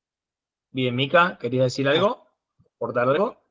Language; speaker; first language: Spanish; native; Spanish